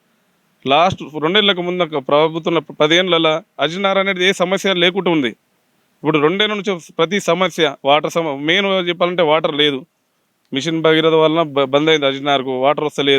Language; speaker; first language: Telugu; native; Telugu